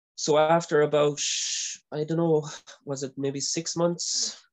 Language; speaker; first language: English; native; English